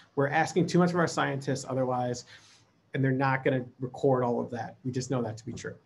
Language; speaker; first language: English; native; English